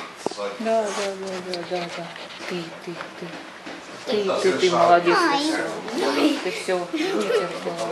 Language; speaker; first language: Russian; native; Russian